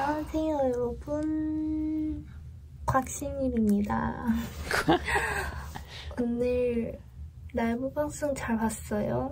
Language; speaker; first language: Korean; non-native, learner; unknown